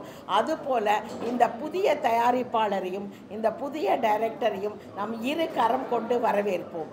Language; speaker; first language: Tamil; native; Tamil